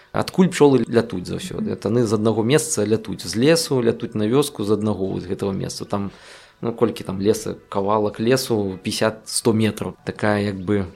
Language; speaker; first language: Belarusian; non-native, local second language; Russian